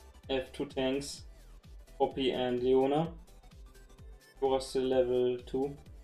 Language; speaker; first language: English; non-native, fluent; German